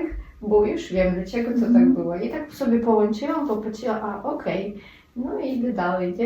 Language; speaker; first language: Polish; non-native, fluent; Russian